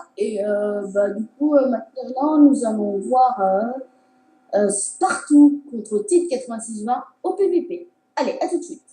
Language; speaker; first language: French; native; French